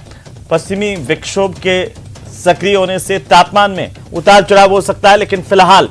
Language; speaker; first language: Hindi; native; Hindi